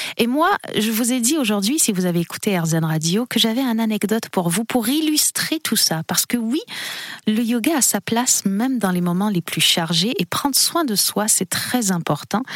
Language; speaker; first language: French; native; French